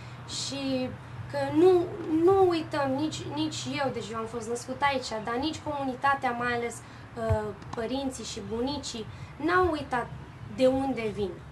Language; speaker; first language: Romanian; early bilingual, heritage; Romanian